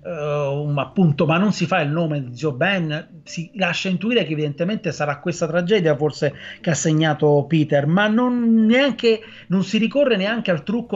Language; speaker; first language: Italian; native; Italian